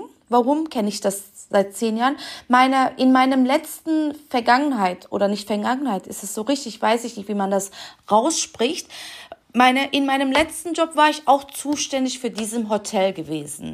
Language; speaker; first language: German; non-native, fluent; Turkish